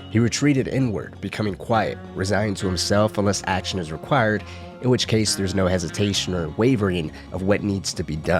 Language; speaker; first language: English; native; English